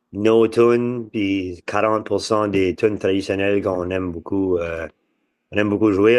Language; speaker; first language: French; native; French